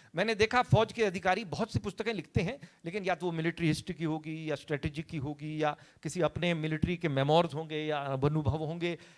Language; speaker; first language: Hindi; native; Hindi